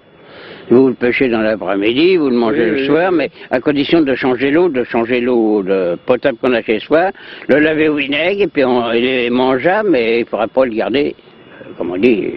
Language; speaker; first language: French; native; French